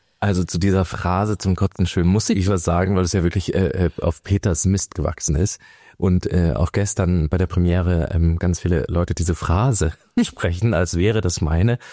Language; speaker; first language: German; native; German